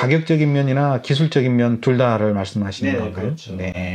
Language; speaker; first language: Korean; native; Korean